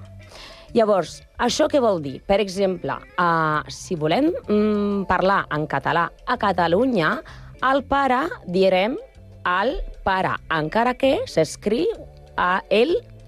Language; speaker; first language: Catalan; non-native, learner; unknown